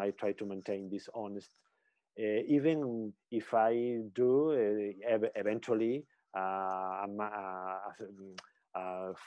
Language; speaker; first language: English; non-native, learner; Spanish